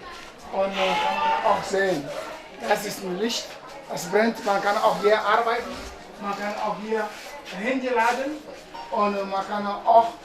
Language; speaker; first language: German; non-native, learner; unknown